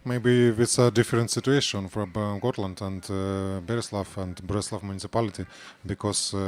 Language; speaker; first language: English; non-native, learner; Ukrainian